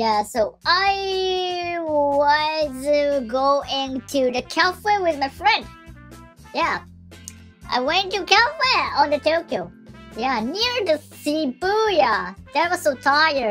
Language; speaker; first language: English; non-native, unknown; Japanese